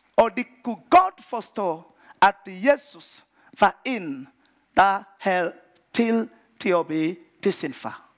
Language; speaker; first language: Danish; non-native, fluent; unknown